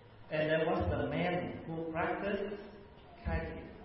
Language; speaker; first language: English; non-native, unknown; Vietnamese